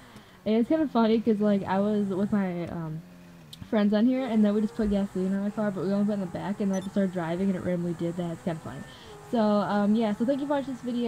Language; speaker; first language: English; native; English